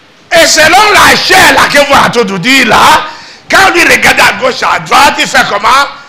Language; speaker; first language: French; non-native, learner; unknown